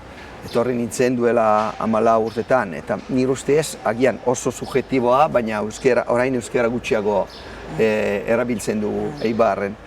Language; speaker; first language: Basque; non-native, learner; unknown